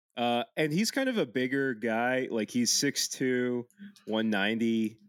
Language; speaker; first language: English; early bilingual, other home language; Italian